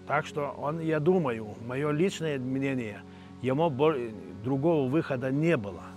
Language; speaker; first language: Russian; non-native, local second language; Lithuanian